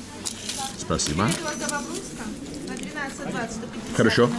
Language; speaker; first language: Russian; non-native, learner; English